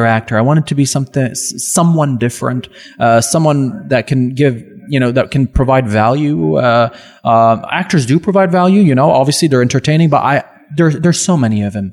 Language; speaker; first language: English; non-native, fluent; French